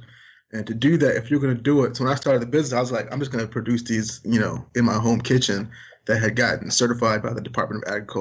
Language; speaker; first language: English; native; English